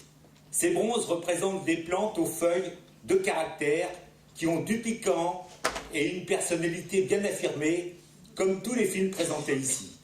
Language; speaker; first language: French; native; French